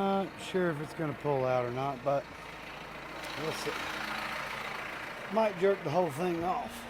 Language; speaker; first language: English; native; English